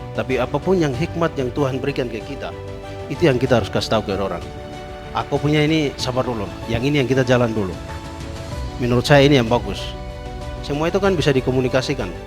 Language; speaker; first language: Indonesian; non-native, local second language; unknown